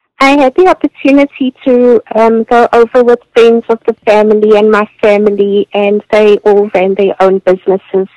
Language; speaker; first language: English; native; English